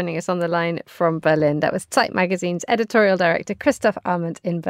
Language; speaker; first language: English; native; English